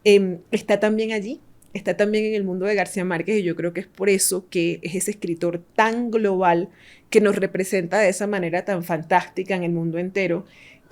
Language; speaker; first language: Spanish; native; Spanish